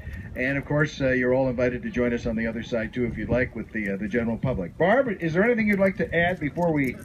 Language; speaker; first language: English; native; English